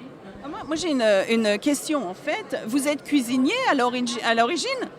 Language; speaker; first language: French; non-native, fluent; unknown